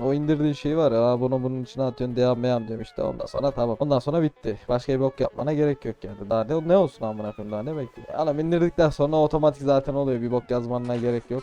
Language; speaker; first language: Turkish; native; Turkish